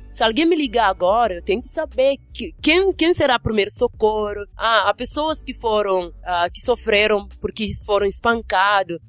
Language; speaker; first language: Portuguese; non-native, fluent; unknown